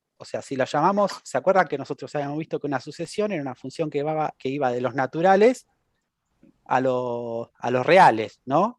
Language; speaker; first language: Spanish; native; Spanish